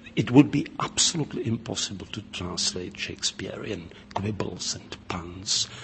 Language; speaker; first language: English; non-native, fluent; Czech